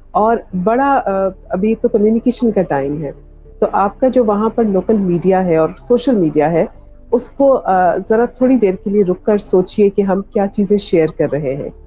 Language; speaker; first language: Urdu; native; Urdu